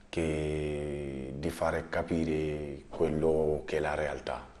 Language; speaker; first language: Italian; non-native, learner; Wolof